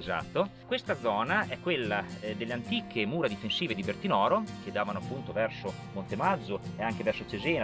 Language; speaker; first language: Italian; native; Italian